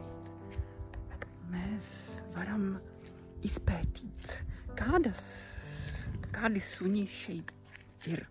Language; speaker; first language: Latvian; non-native, fluent; Czech